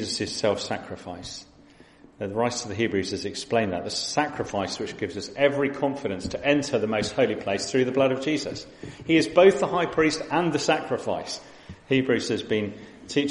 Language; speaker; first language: English; native; English